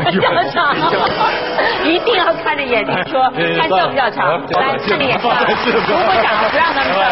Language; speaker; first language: Chinese; native; Chinese